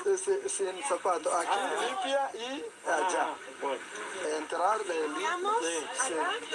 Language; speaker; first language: Spanish; non-native, learner; Swahili